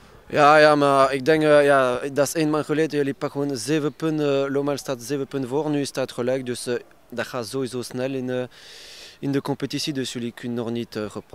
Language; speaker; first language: Dutch; non-native, learner; French